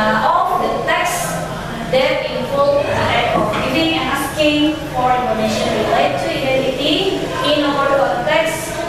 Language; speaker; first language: English; non-native, learner; Indonesian